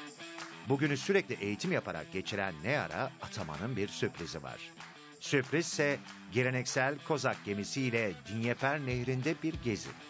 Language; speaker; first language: Turkish; native; Turkish